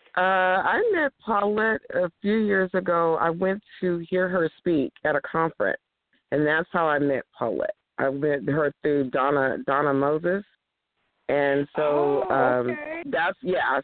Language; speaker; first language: English; native; English